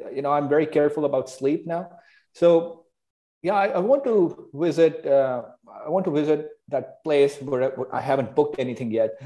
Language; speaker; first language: English; non-native, local second language; Hindi